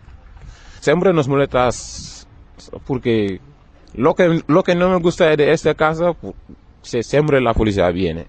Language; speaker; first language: Spanish; non-native, learner; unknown